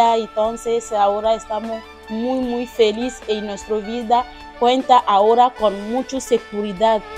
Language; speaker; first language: Spanish; non-native, learner; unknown